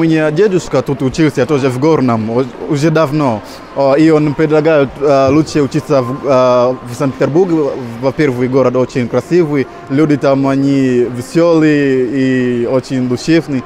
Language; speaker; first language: Russian; non-native, fluent; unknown